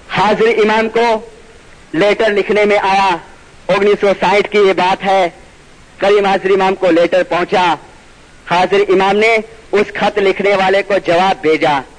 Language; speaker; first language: Urdu; non-native, local second language; Gujarati